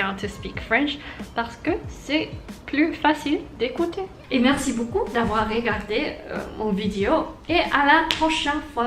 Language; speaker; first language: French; non-native, learner; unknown